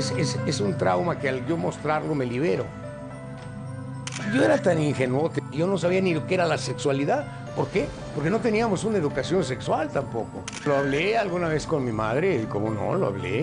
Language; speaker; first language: Spanish; native; Spanish